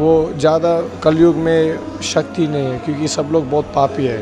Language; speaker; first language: Hindi; non-native, learner; English